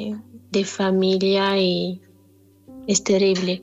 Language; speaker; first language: Spanish; non-native, learner; French